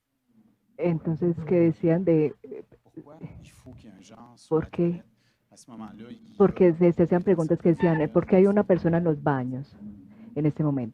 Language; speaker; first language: Spanish; non-native, fluent; French